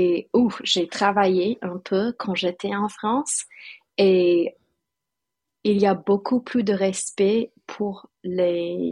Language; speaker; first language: French; non-native, fluent; English